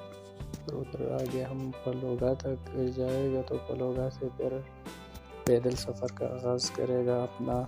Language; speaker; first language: Hindi; non-native, local second language; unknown